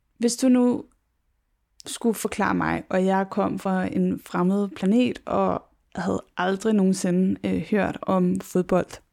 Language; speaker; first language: Danish; native; Danish